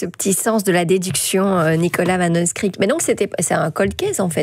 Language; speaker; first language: French; native; French